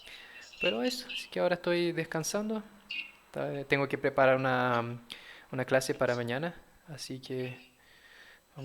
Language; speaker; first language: Spanish; early bilingual, heritage; Portuguese